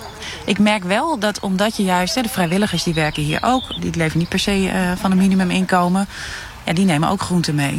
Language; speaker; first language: Dutch; native; Dutch